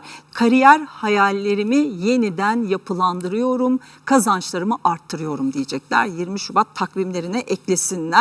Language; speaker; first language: Turkish; native; Turkish